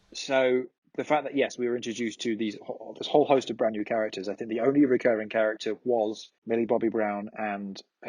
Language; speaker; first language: English; native; English